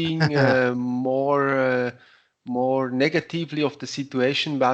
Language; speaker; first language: English; non-native, learner; Italian